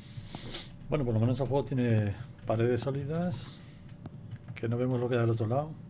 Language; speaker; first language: Spanish; native; Spanish